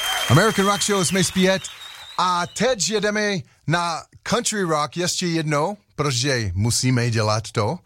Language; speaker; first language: Czech; non-native, learner; English